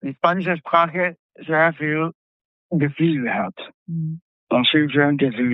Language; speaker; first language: German; non-native, fluent; Spanish